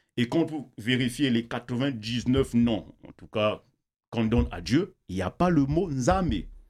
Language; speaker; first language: French; non-native, local second language; Kongo